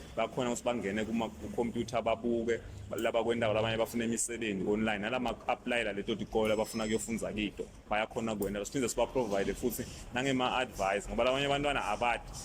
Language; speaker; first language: Zulu; non-native, local second language; Swati